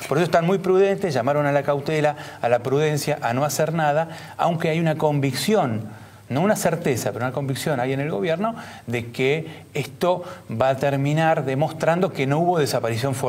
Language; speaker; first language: Spanish; native; Spanish